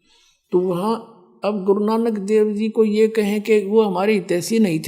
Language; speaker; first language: Hindi; native; Hindi